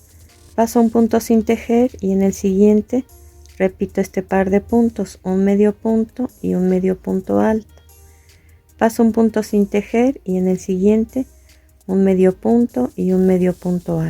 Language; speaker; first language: Spanish; native; Spanish